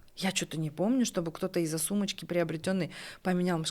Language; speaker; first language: Russian; non-native, local second language; Kazakh